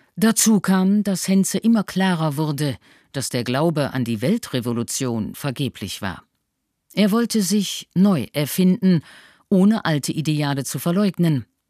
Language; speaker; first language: German; native; German